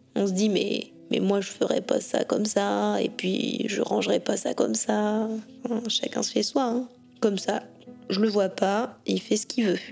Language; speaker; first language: French; native; French